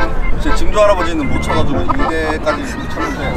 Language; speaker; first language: Korean; native; Korean